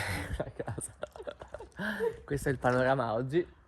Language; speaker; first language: Italian; native; Italian